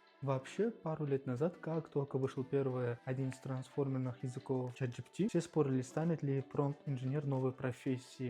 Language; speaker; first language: Russian; native; Russian